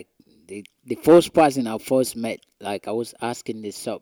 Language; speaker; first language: English; non-native, local second language; Wolof